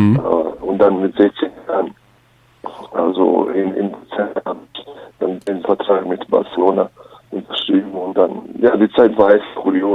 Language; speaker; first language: German; early bilingual, other home language; Bosnian